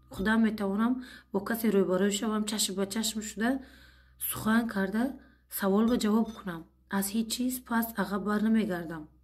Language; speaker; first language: Tajik; non-native, fluent; Uzbek